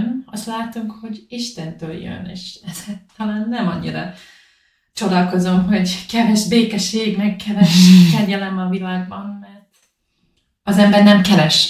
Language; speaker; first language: Hungarian; non-native, learner; English